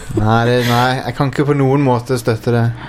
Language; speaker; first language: Norwegian; native; Norwegian